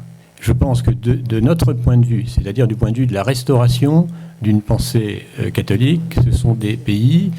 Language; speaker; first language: French; native; French